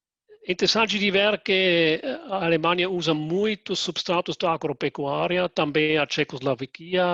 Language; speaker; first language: Portuguese; non-native, fluent; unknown